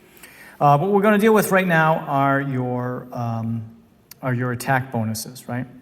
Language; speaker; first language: English; native; English